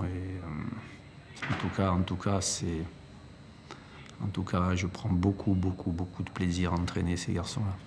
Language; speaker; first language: French; native; French